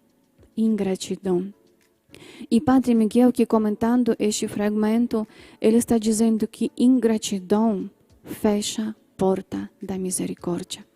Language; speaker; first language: Portuguese; non-native, fluent; Polish